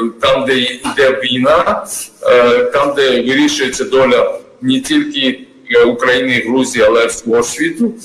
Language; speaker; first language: Ukrainian; non-native, learner; Georgian